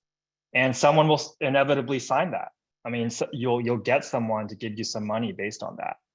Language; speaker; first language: English; native; English